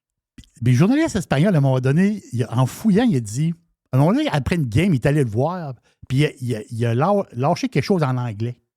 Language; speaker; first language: French; native; French